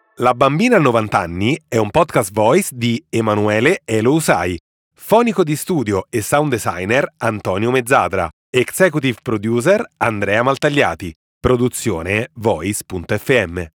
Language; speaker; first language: Italian; native; Italian